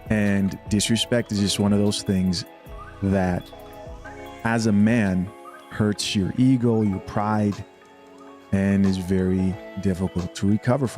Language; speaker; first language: English; native; English